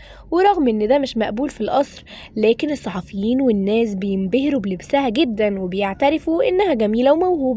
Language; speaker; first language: Arabic; native; Arabic